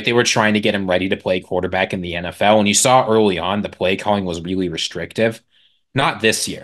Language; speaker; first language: English; native; English